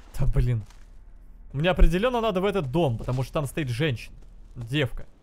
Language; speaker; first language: Russian; native; Russian